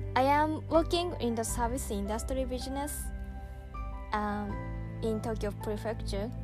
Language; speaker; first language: English; non-native, learner; Japanese